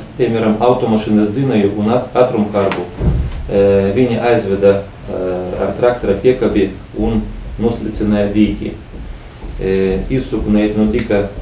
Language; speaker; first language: Latvian; non-native, local second language; Russian